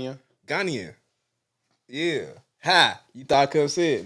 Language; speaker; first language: English; native; English